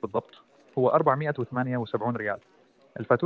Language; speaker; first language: Arabic; native; Arabic